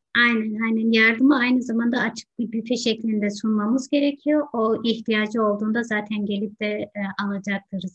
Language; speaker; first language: Turkish; early bilingual, heritage; Turkish